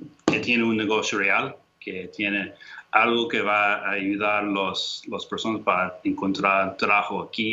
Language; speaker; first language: Spanish; non-native, fluent; English